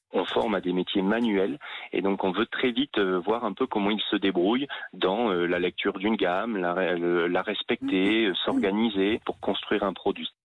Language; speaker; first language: French; native; French